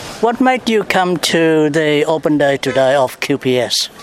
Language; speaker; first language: English; non-native, fluent; Vietnamese